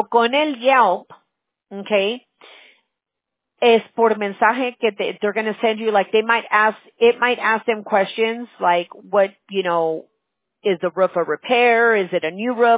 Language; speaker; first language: English; early bilingual, other home language; Spanish